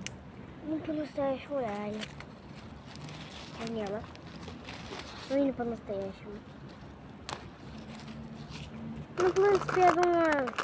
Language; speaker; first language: Russian; native; Russian